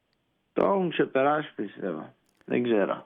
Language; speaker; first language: Greek; early bilingual, heritage; Greek